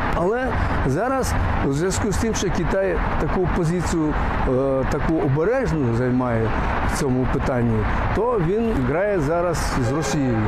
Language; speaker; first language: Ukrainian; non-native, fluent; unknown